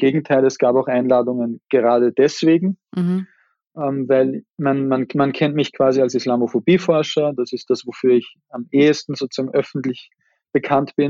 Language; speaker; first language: German; native; German